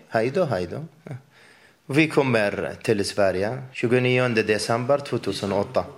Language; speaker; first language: Swedish; non-native, learner; Arabic